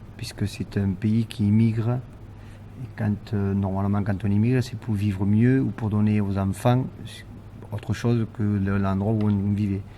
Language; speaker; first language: French; early bilingual, other home language; Portuguese